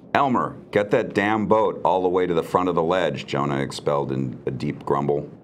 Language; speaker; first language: English; native; English